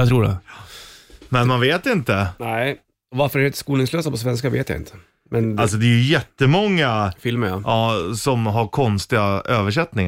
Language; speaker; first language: Swedish; native; Swedish